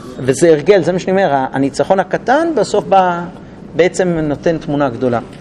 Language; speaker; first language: Hebrew; non-native, fluent; English